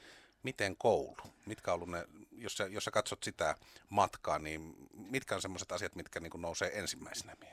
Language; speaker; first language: Finnish; native; Finnish